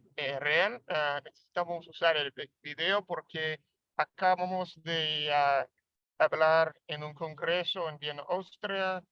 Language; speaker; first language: Spanish; non-native, learner; English